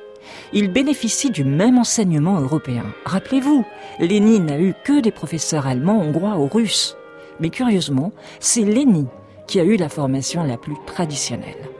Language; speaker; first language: French; native; French